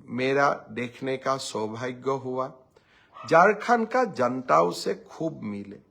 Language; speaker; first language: Hindi; non-native, local second language; Assamese